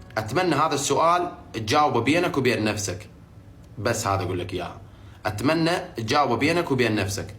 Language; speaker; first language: Arabic; native; Arabic